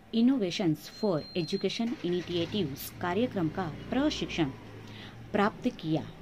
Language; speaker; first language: Hindi; non-native, local second language; Gujarati